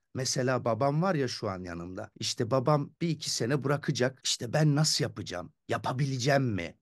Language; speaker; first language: Turkish; early bilingual, heritage; Turkish